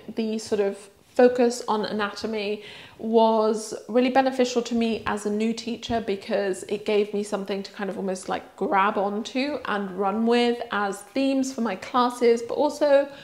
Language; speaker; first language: English; early bilingual, other home language; Swiss German